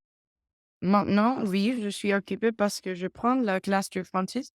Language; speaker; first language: French; non-native, learner; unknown